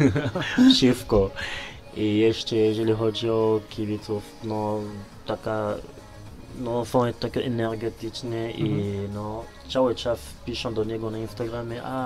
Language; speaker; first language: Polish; non-native, learner; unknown